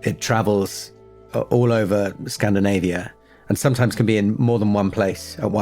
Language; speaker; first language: English; native; English